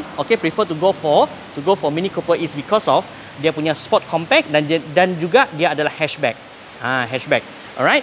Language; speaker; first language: English; non-native, local second language; Malay